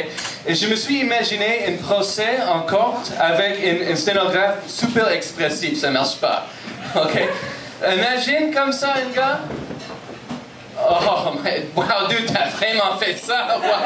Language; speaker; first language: French; non-native, local second language; English